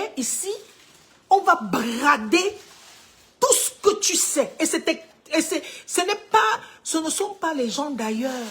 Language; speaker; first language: French; native; French